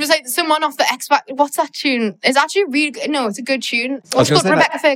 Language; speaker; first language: English; native; English